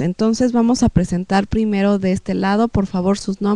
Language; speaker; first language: Spanish; native; Spanish